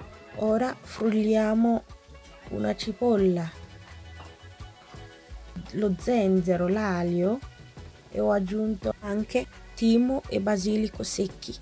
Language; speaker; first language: Italian; non-native, fluent; Akan